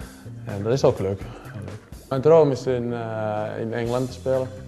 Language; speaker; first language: Dutch; non-native, learner; Finnish